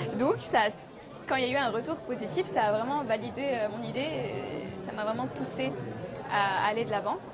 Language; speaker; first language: French; non-native, local second language; Arabic